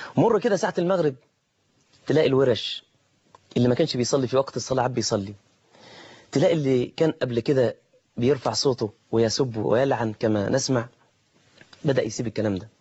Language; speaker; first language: Arabic; native; Arabic